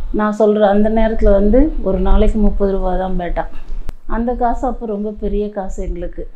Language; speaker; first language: Tamil; native; Tamil